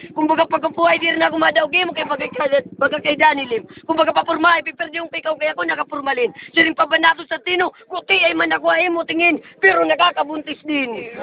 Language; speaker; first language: Filipino; non-native, local second language; Waray